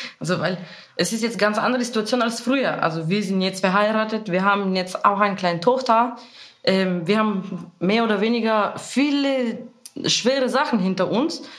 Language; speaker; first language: German; non-native, fluent; Bulgarian